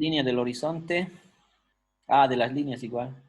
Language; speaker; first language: Spanish; native; Spanish